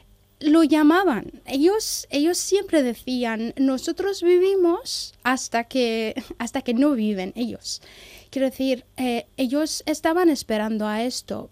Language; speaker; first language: Spanish; non-native, fluent; Persian